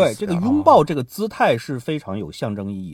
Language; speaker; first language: Chinese; native; Chinese